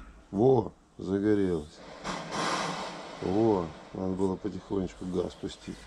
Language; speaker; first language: Russian; native; Russian